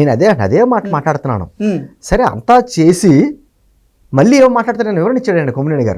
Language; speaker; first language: Telugu; native; Telugu